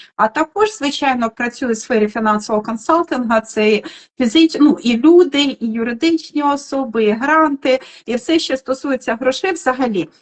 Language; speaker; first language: Ukrainian; non-native, local second language; Russian